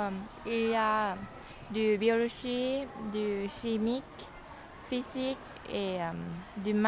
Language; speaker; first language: French; non-native, learner; Lao